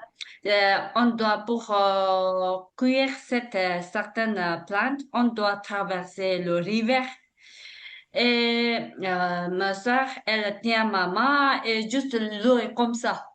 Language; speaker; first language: French; non-native, learner; Tibetan